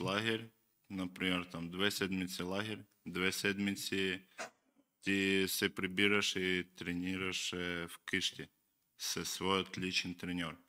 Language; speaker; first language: Bulgarian; non-native, learner; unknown